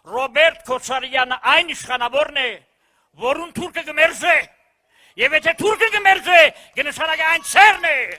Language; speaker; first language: Armenian; early bilingual, heritage; Armenian